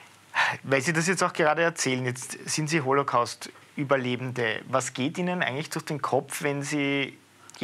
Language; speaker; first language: German; native; German